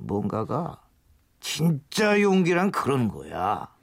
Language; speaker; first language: Korean; native; Korean